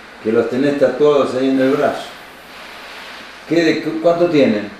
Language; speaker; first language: Spanish; native; Spanish